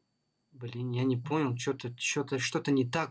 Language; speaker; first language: Russian; non-native, learner; Tajik